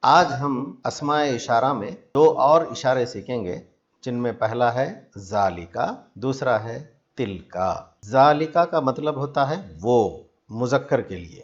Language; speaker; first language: Urdu; native; Urdu